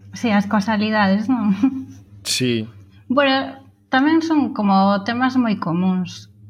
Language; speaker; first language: Galician; native; Galician